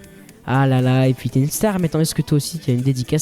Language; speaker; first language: French; native; French